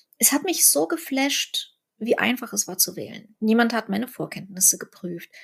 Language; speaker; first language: German; early bilingual, other home language; Russian